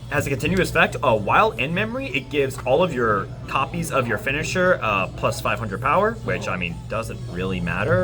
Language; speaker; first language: English; native; English